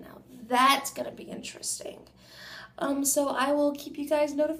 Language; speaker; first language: English; native; English